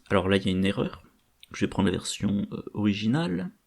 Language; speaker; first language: French; native; French